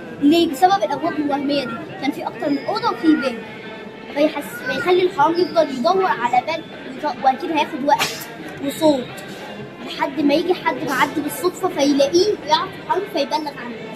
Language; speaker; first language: Arabic; native; Arabic